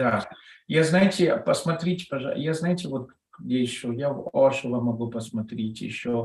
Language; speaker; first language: Russian; non-native, fluent; Telugu